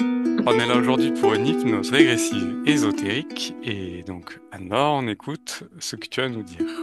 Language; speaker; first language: French; native; French